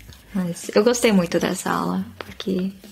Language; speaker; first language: Portuguese; non-native, fluent; Dutch